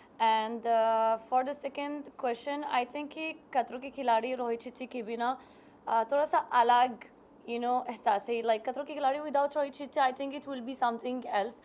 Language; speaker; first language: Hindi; non-native, learner; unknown